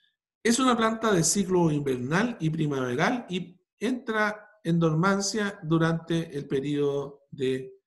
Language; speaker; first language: Spanish; native; Spanish